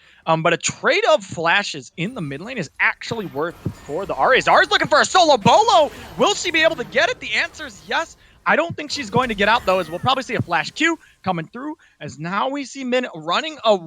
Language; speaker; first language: English; native; English